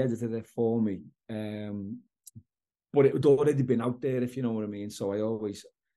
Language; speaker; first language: English; native; English